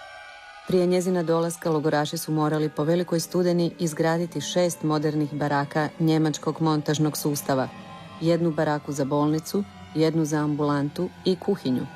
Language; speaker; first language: Croatian; native; Croatian